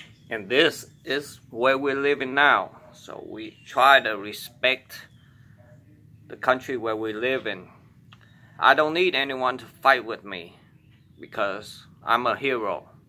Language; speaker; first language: English; non-native, fluent; Vietnamese